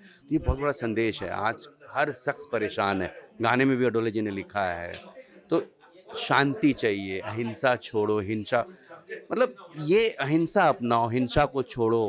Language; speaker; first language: Hindi; native; Hindi